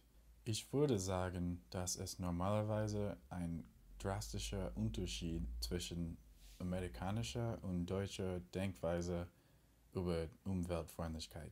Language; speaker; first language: German; non-native, learner; English